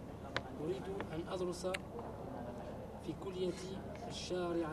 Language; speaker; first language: Arabic; non-native, learner; French